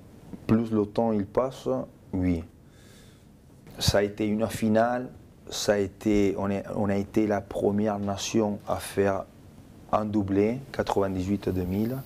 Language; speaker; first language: French; non-native, fluent; Spanish